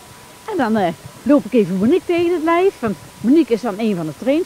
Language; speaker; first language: Dutch; native; Dutch